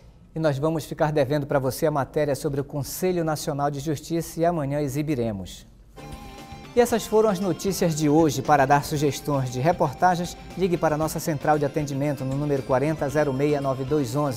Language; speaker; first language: Portuguese; native; Portuguese